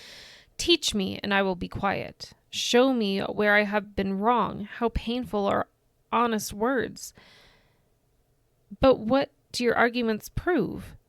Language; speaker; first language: English; native; English